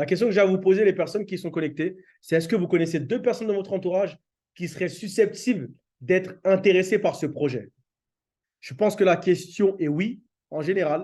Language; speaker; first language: French; native; French